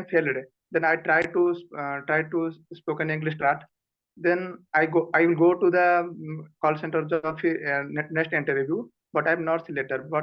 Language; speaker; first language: English; non-native, learner; Odia